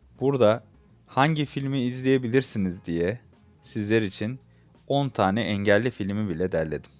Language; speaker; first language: Turkish; native; Turkish